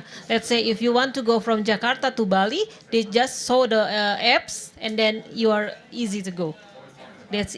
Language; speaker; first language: English; non-native, fluent; Indonesian